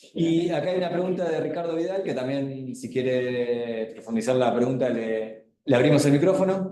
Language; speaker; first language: Spanish; native; Spanish